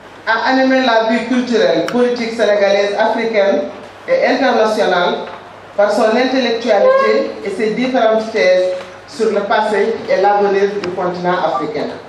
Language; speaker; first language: French; non-native, local second language; Wolof